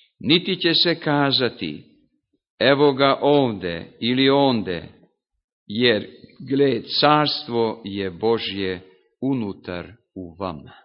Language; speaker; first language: Serbian; non-native, local second language; Hungarian